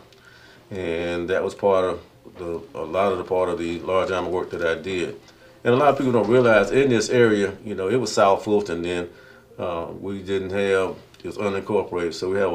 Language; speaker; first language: English; native; English